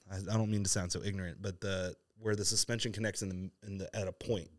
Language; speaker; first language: English; native; English